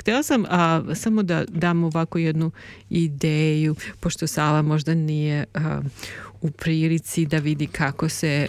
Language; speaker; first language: Serbian; native; Serbian